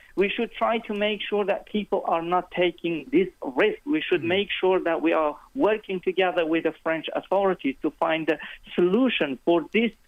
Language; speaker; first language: English; non-native, fluent; Kurdish